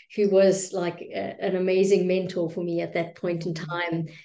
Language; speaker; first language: English; native; English